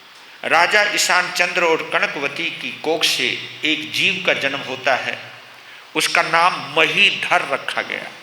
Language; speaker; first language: Hindi; native; Hindi